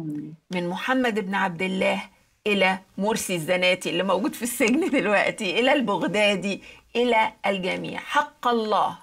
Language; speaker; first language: Arabic; native; Arabic